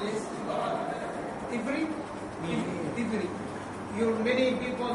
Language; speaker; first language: English; non-native, learner; Arabic